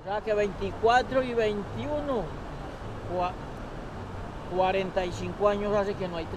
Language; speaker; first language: Spanish; native; Spanish